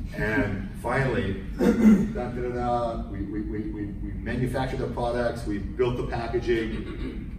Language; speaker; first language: English; native; English